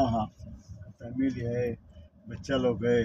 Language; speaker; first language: Hindi; non-native, local second language; Malayalam